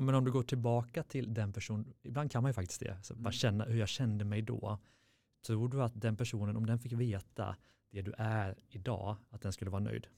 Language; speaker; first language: Swedish; native; Swedish